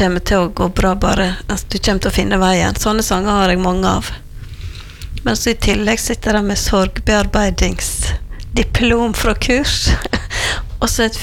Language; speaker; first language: Norwegian; native; Norwegian